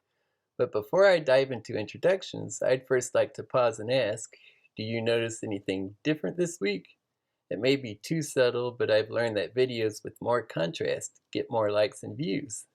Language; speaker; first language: English; native; English